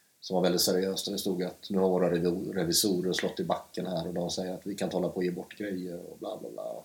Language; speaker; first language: Swedish; native; Swedish